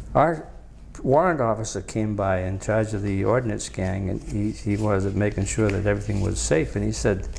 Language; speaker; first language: English; native; English